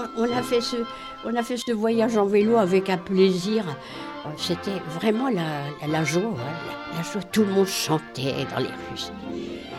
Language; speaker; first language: French; native; French